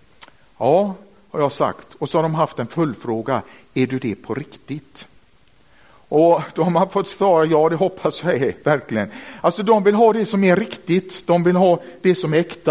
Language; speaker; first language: Swedish; native; Swedish